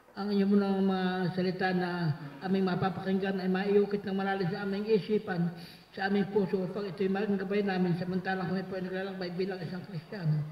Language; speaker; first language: Filipino; native; Filipino